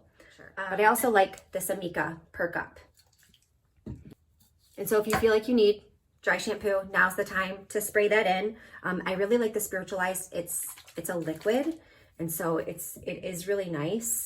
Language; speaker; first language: English; native; English